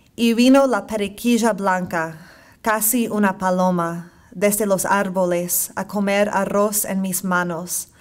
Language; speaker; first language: Spanish; non-native, fluent; English